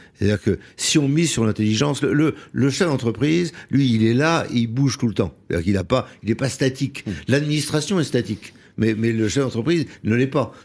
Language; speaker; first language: French; native; French